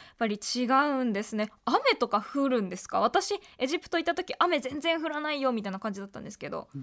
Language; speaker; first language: Japanese; native; Japanese